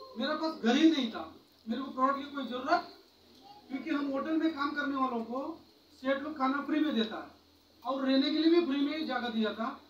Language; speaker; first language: Hindi; non-native, local second language; Kannada